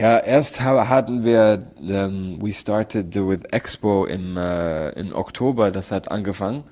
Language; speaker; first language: German; non-native, learner; Arabic